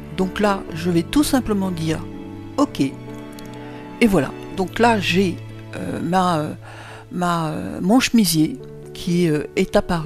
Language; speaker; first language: French; native; French